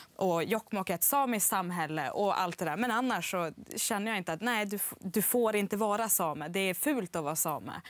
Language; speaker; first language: Swedish; native; Swedish